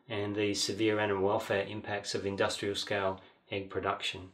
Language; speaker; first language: English; native; English